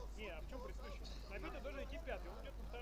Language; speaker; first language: Russian; native; Russian